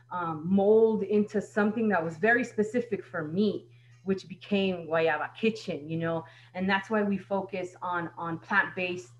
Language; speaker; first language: English; native; English